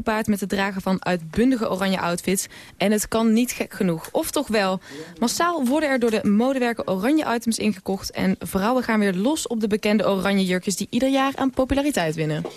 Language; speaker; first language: Dutch; native; Dutch